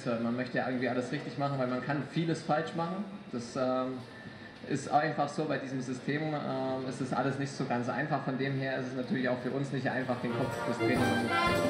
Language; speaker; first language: German; native; German